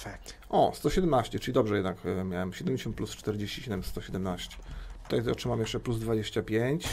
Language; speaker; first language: Polish; native; Polish